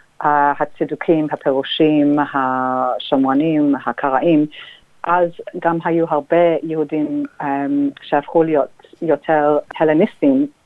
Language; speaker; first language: Hebrew; non-native, fluent; English